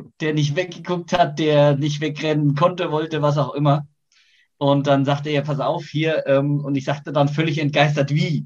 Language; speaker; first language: German; native; German